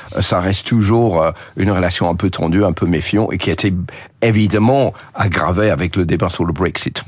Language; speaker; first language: French; non-native, fluent; English